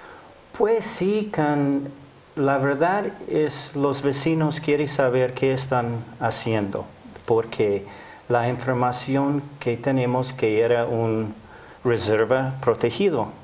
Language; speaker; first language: Spanish; non-native, fluent; English